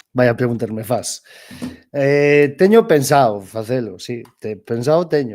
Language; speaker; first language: Spanish; non-native, local second language; Galician